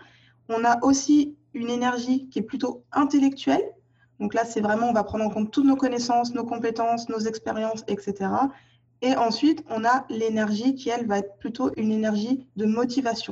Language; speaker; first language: French; native; French